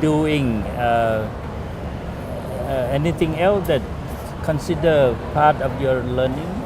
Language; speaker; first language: English; non-native, fluent; Thai